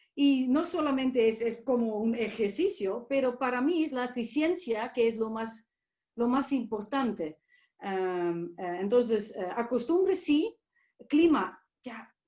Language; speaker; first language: Spanish; non-native, fluent; Dutch